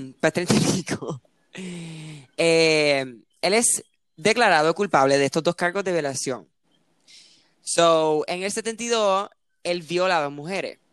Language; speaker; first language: Spanish; early bilingual, heritage; Spanish